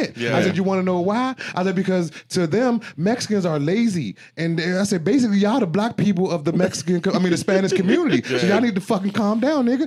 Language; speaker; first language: English; native; English